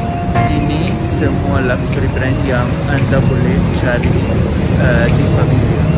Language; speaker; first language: Indonesian; non-native, fluent; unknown